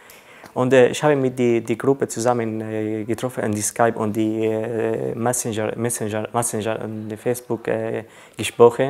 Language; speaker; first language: German; non-native, learner; Arabic